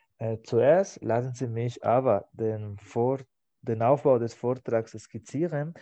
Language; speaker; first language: German; non-native, fluent; Spanish